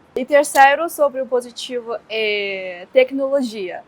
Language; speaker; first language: Portuguese; non-native, fluent; Chinese